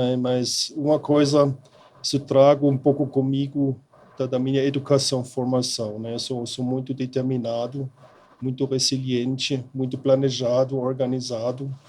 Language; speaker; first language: Portuguese; non-native, fluent; German